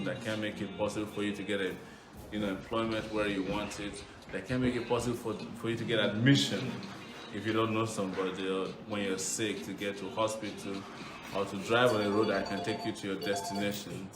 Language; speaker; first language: English; non-native, local second language; Yoruba